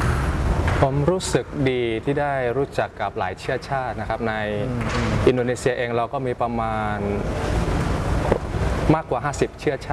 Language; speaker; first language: Thai; early bilingual, other home language; Indonesian